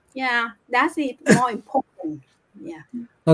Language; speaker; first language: English; non-native, learner; Vietnamese